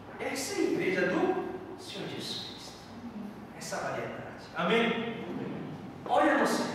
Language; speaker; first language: Portuguese; non-native, fluent; Korean